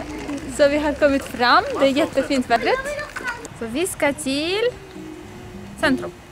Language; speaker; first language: Swedish; non-native, learner; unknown